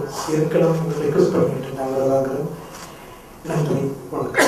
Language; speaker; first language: Tamil; non-native, learner; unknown